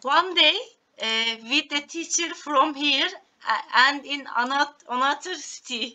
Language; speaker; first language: English; non-native, learner; Turkish